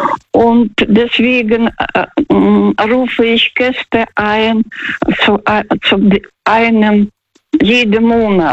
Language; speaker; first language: German; non-native, fluent; Russian